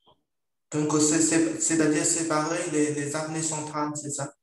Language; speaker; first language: French; non-native, learner; Vietnamese